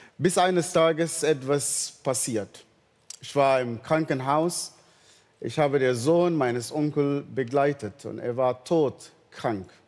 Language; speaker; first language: German; non-native, fluent; Arabic